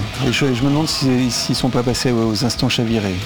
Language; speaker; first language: French; native; French